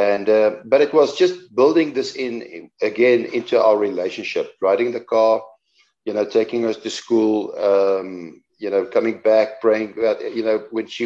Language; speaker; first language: English; non-native, local second language; Afrikaans